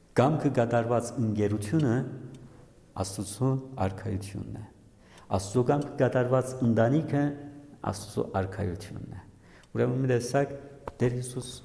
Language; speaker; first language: Armenian; early bilingual, heritage; Armenian